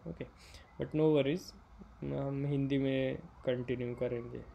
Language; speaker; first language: Hindi; non-native, local second language; Marathi